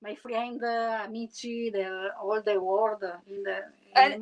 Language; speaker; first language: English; non-native, learner; Italian